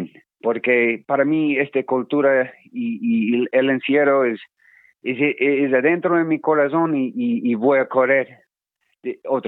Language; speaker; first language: Spanish; non-native, learner; English